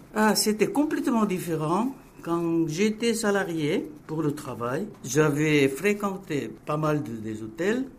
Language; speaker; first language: French; non-native, fluent; Korean